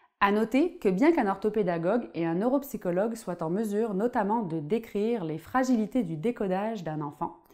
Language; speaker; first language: French; native; French